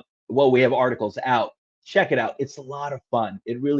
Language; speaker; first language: English; native; English